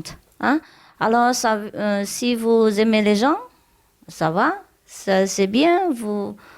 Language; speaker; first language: French; non-native, learner; Chinese